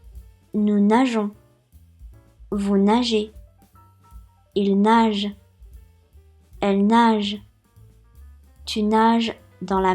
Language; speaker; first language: French; non-native, fluent; Japanese